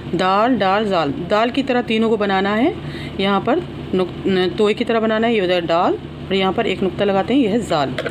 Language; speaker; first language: Hindi; native; Hindi